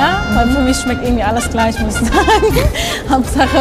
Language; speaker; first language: German; native; German